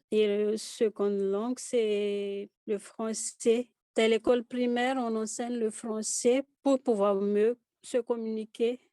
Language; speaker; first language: French; non-native, local second language; Malagasy